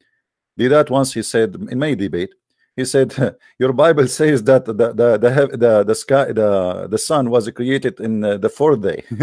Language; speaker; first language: English; non-native, fluent; Arabic